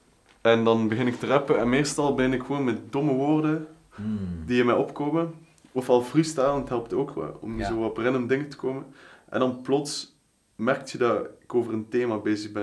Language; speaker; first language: Dutch; native; Dutch